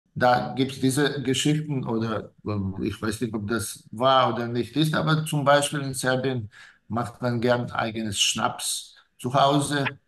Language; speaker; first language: German; non-native, fluent; Serbian